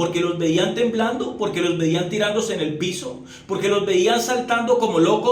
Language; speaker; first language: Spanish; native; Spanish